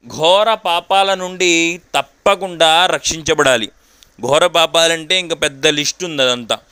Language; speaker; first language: Telugu; non-native, local second language; Urdu